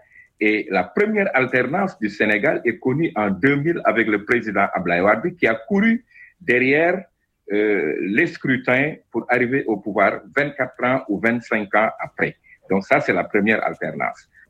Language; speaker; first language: French; non-native, local second language; Wolof